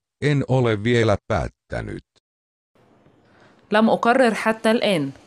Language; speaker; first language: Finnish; non-native, learner; Arabic